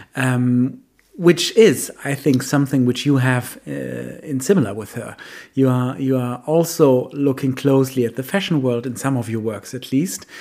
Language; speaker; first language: English; non-native, fluent; German